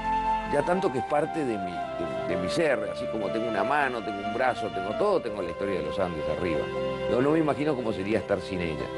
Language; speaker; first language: Spanish; native; Spanish